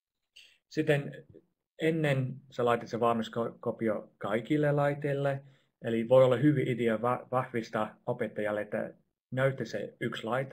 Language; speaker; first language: Finnish; non-native, fluent; English